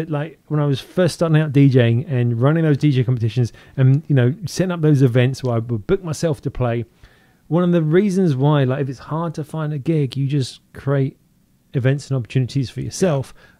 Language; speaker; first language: English; native; English